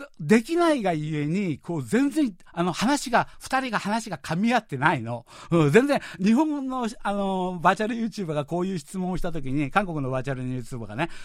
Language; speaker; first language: Japanese; non-native, fluent; Korean